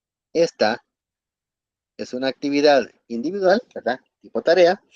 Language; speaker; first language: Spanish; native; Spanish